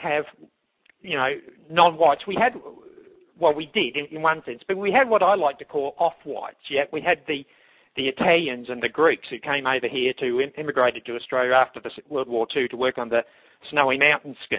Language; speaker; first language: English; native; English